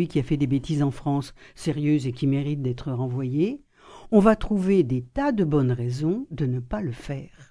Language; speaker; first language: French; native; French